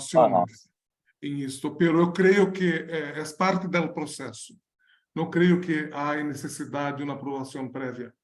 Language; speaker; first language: Spanish; non-native, learner; Portuguese